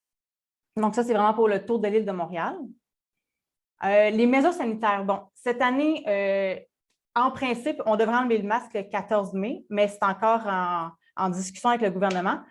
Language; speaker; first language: French; native; French